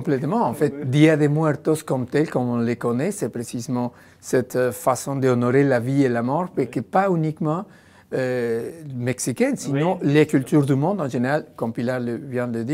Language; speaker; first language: French; non-native, fluent; Spanish